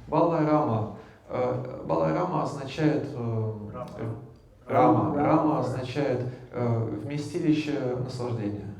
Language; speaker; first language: Russian; native; Russian